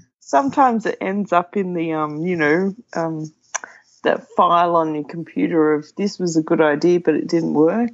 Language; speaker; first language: English; native; English